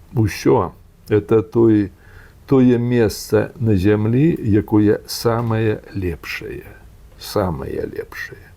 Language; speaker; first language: Belarusian; native; Belarusian